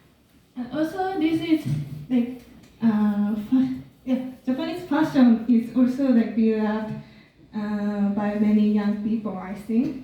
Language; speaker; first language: English; non-native, learner; Japanese